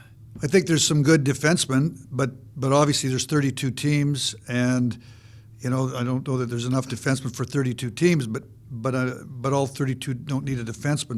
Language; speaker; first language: English; native; English